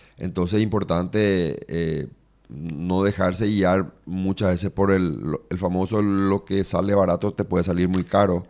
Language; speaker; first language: Spanish; native; Spanish